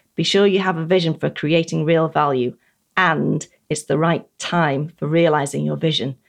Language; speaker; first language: English; native; English